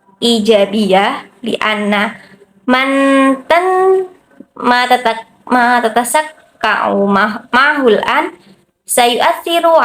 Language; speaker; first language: Arabic; non-native, learner; Indonesian